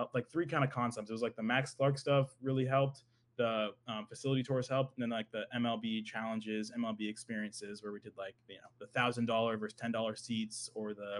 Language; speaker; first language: English; native; English